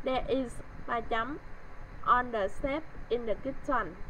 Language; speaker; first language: English; non-native, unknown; Vietnamese